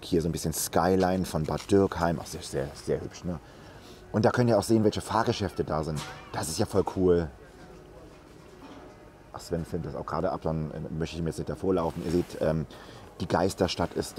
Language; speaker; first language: German; native; German